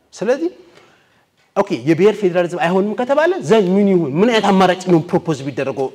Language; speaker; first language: Amharic; non-native, local second language; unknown